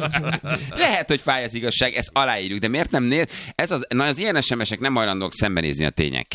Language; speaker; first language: Hungarian; native; Hungarian